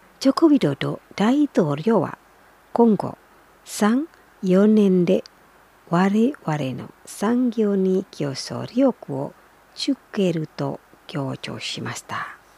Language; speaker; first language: Japanese; non-native, fluent; Indonesian